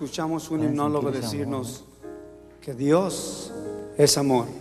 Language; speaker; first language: Spanish; native; Spanish